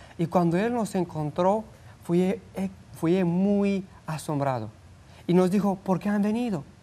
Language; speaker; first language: Spanish; non-native, fluent; Romanian